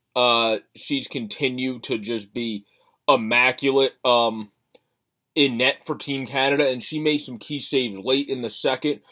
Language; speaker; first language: English; native; English